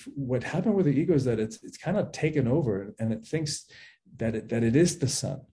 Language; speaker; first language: English; early bilingual, other home language; Spanish